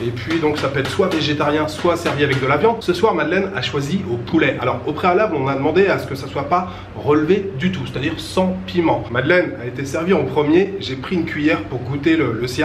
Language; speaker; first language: French; native; French